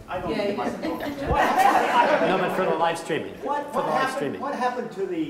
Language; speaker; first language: English; native; English